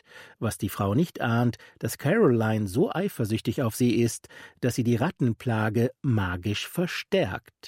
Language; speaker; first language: German; native; German